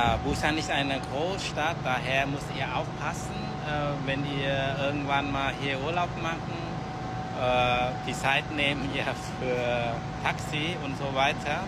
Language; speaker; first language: German; early bilingual, other home language; Vietnamese